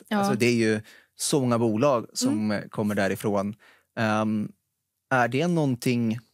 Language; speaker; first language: Swedish; native; Swedish